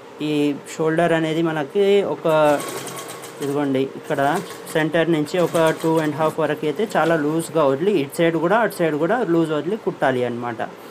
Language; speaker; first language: Telugu; non-native, fluent; Urdu